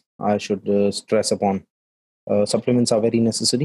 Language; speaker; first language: English; non-native, local second language; Hindi